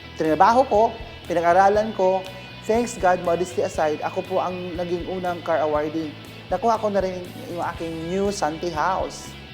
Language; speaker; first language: Filipino; non-native, local second language; Cebuano